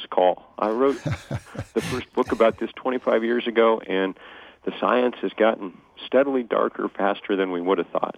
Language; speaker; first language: English; native; English